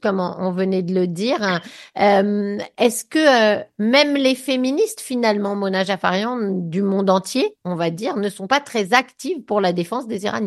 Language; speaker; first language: French; native; French